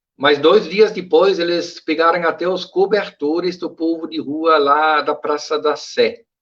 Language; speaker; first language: Portuguese; non-native, fluent; German